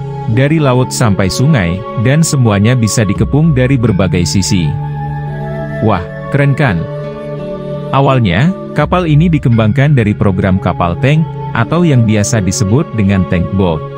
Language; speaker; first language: Indonesian; native; Indonesian